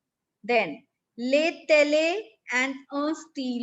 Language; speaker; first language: French; non-native, fluent; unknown